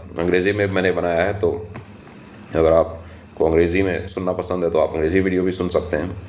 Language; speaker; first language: Hindi; native; Hindi